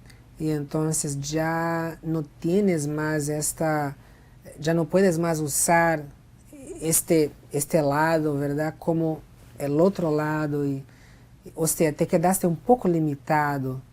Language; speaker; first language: Spanish; non-native, fluent; Portuguese